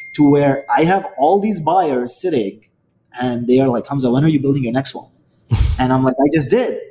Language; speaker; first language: English; non-native, fluent; Arabic